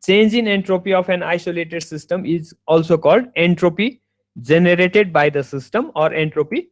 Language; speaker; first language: English; non-native, local second language; Nepali